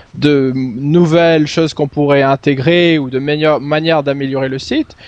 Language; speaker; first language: French; non-native, fluent; Swedish